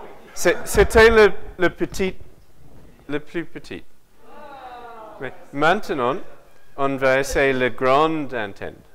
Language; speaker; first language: French; non-native, learner; English